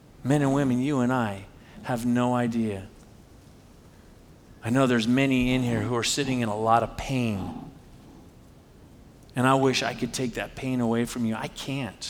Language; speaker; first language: English; native; English